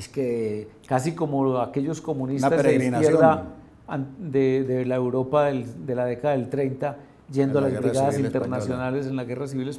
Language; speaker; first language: Spanish; native; Spanish